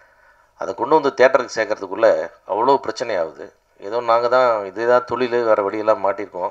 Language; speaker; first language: Tamil; native; Tamil